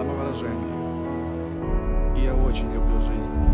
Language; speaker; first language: Russian; non-native, local second language; Ukrainian